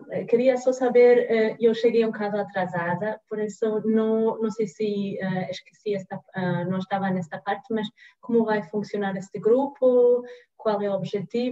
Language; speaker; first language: Portuguese; non-native, fluent; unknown